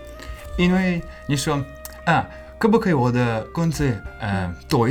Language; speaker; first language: Chinese; non-native, learner; English